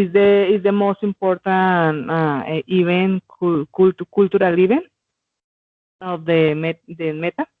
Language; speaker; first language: English; non-native, learner; Spanish